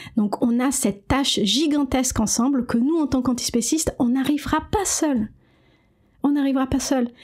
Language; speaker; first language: French; non-native, fluent; Portuguese